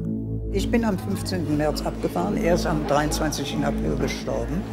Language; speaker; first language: German; early bilingual, heritage; German